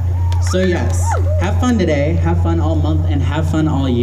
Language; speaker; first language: English; native; English